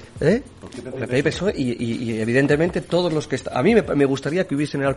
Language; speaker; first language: Spanish; native; Spanish